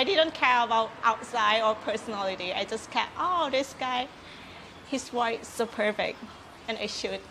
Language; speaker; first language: English; non-native, learner; Thai